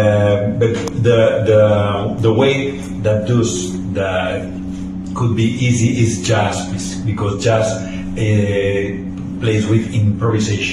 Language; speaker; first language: English; non-native, learner; Spanish